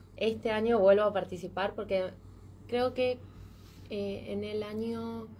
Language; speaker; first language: Spanish; native; Spanish